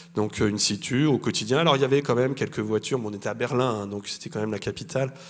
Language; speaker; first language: French; native; French